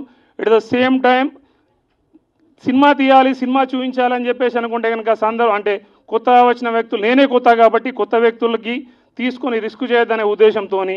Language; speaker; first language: Telugu; native; Telugu